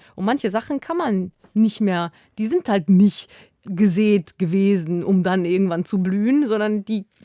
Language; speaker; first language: German; native; German